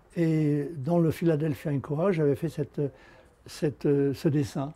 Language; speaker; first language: French; native; French